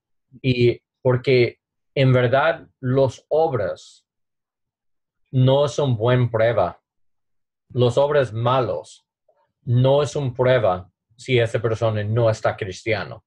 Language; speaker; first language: Spanish; non-native, learner; English